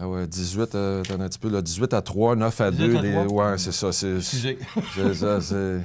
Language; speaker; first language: French; native; French